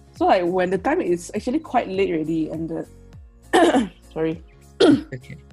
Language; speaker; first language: English; non-native, local second language; Chinese